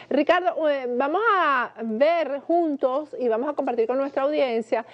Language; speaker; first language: Spanish; native; Spanish